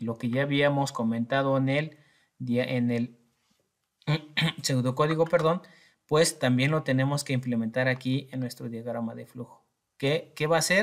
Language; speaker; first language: Spanish; native; Spanish